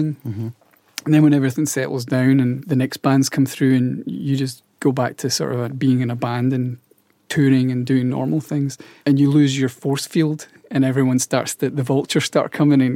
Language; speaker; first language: English; native; English